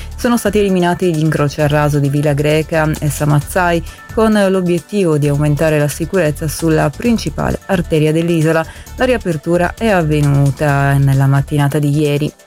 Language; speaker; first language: Italian; native; Italian